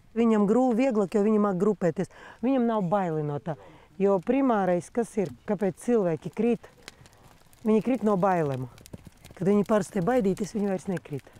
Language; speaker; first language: Latvian; non-native, local second language; Russian